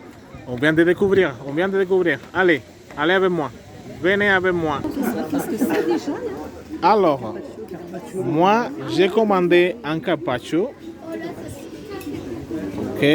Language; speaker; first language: French; non-native, fluent; Spanish